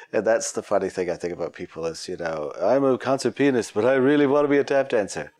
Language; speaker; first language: English; native; English